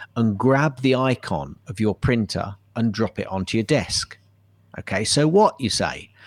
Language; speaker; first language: English; native; English